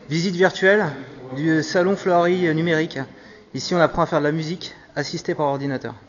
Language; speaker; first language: French; native; French